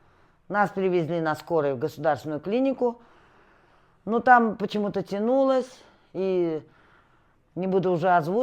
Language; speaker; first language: Russian; native; Russian